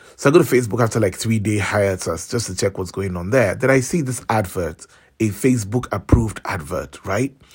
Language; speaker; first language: English; non-native, local second language; Yoruba